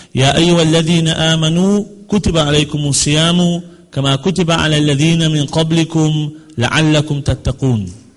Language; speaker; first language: Arabic; non-native, fluent; English